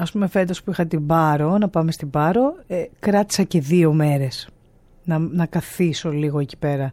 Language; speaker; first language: Greek; native; Greek